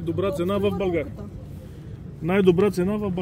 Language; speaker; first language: Bulgarian; non-native, learner; Greek